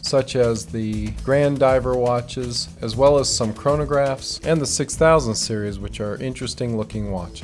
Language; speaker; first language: English; native; English